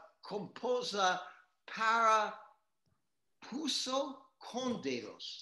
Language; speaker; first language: Spanish; non-native, learner; English